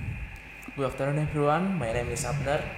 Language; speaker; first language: English; non-native, learner; Indonesian